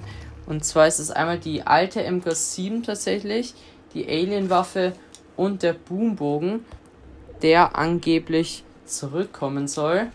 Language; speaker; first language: German; native; German